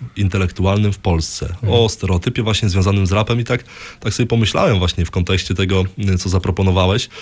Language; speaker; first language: Polish; native; Polish